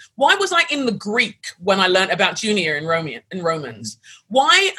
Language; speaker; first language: English; native; English